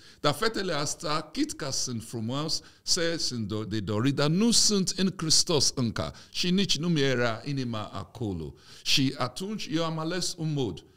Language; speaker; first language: Romanian; non-native, fluent; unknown